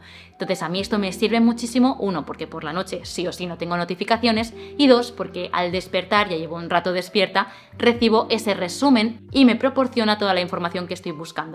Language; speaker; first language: Spanish; native; Spanish